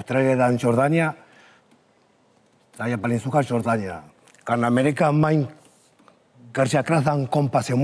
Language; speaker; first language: Indonesian; non-native, fluent; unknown